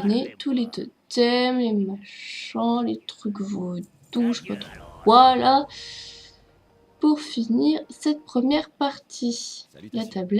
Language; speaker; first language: French; native; French